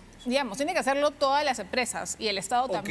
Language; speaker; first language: Spanish; native; Spanish